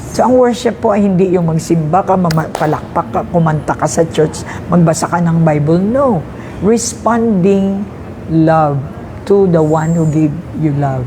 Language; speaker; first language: Filipino; non-native, local second language; Hiligaynon